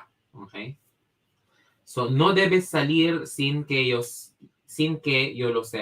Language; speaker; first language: Spanish; non-native, fluent; Filipino